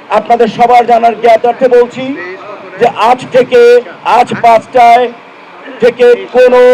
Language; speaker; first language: Bangla; native; Bangla